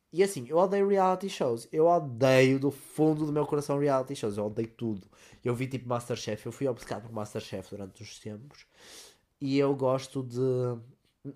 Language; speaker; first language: Portuguese; native; Portuguese